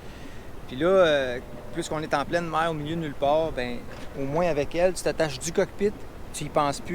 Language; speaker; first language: French; native; French